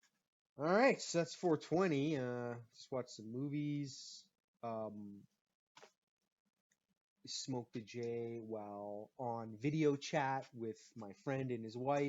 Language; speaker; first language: English; native; English